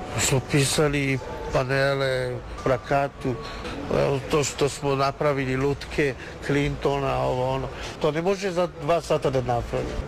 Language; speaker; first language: Serbian; non-native, fluent; Chinese